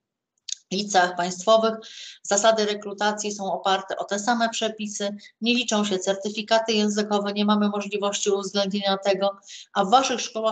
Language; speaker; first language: Polish; native; Polish